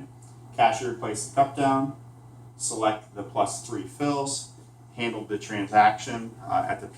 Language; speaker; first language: English; native; English